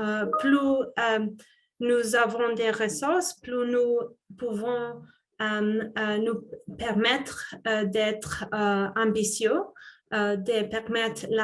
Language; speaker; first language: French; non-native, fluent; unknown